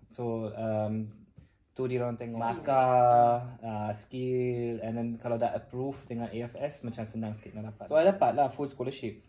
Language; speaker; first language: Malay; non-native, fluent; German